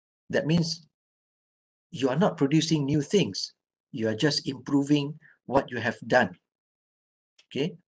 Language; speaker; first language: English; non-native, local second language; Malay